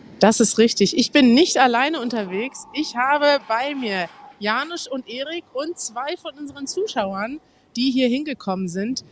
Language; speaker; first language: German; native; German